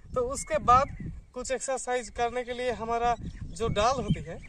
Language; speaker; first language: Hindi; non-native, local second language; Bangla